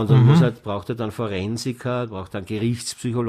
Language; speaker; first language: German; native; German